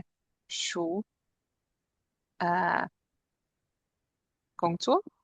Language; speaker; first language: Chinese; non-native, learner; English